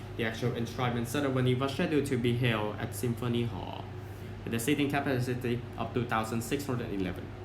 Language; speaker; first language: English; non-native, fluent; Thai